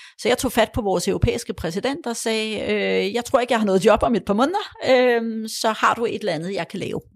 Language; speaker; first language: Danish; early bilingual, other home language; Polish